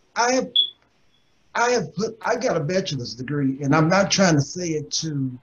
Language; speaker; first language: English; native; English